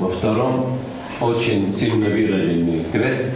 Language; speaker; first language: Russian; non-native, learner; Arabic